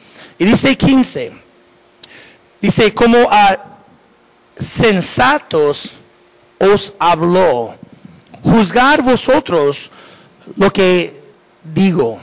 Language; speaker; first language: Spanish; non-native, fluent; English